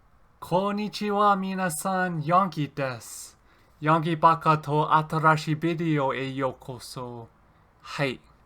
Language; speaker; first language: Japanese; non-native, learner; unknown